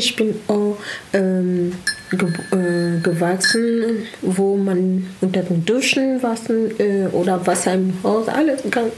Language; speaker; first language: German; non-native, learner; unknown